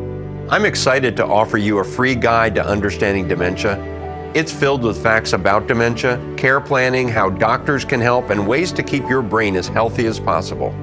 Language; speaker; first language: English; native; English